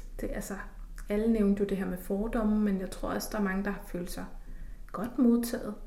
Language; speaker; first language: Danish; native; Danish